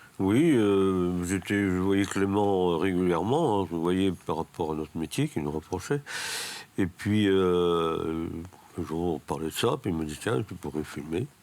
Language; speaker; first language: French; native; French